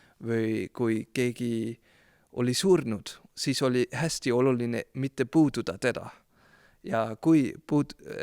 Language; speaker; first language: Estonian; non-native, fluent; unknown